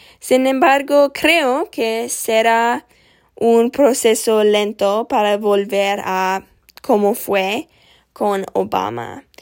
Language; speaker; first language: Spanish; non-native, learner; English